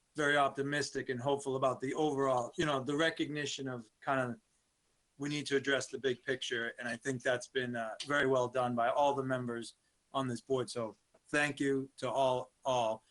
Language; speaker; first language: English; native; English